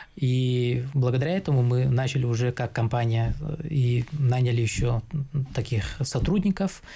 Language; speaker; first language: Russian; non-native, local second language; Yakut